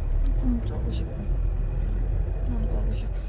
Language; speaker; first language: Korean; non-native, learner; Filipino